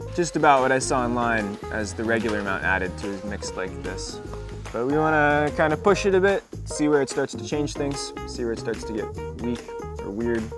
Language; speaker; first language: English; native; English